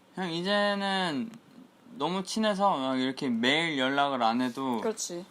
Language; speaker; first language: Korean; early bilingual, heritage; Korean